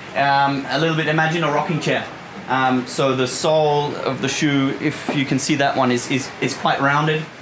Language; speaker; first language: English; early bilingual, other home language; German